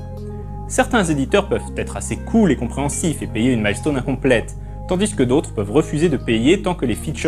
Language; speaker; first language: French; native; French